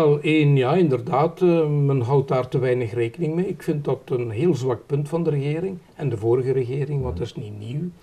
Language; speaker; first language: Dutch; native; Dutch